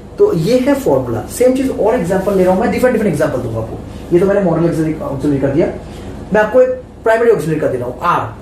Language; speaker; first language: Hindi; non-native, local second language; Bangla